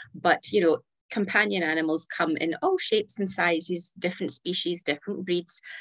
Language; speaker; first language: English; native; English